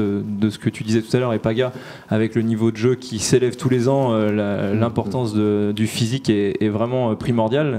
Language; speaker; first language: French; native; French